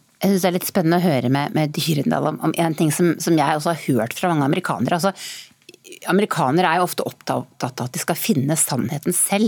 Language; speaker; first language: Norwegian; native; Norwegian